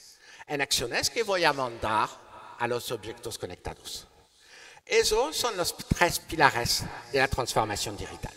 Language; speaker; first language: Spanish; non-native, learner; French